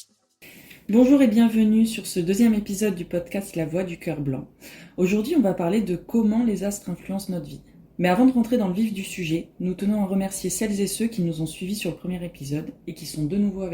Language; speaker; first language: French; native; French